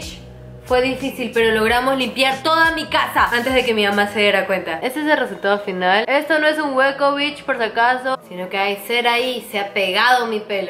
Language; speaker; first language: Spanish; native; Spanish